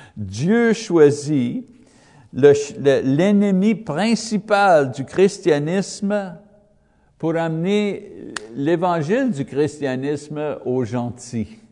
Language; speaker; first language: French; non-native, learner; English